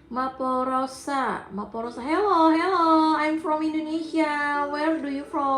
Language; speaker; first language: English; non-native, learner; Indonesian